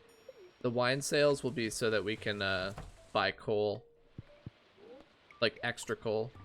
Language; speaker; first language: English; native; English